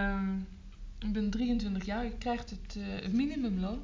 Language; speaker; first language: Dutch; native; Dutch